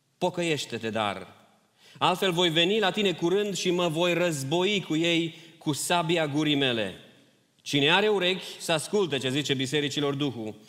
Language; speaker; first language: Romanian; early bilingual, heritage; Romanian